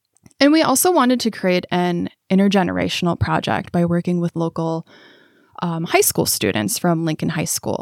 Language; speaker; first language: English; native; English